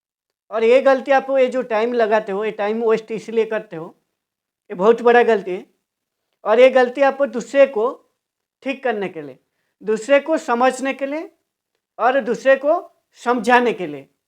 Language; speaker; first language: Hindi; non-native, local second language; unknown